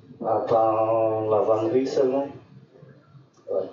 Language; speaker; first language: French; non-native, local second language; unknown